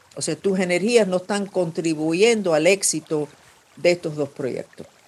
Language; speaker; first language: Spanish; non-native, fluent; English